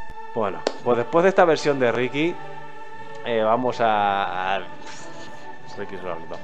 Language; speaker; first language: Spanish; native; Spanish